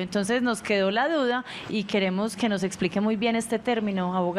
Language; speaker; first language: Spanish; native; Spanish